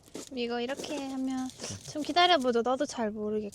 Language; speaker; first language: Korean; non-native, fluent; Turkish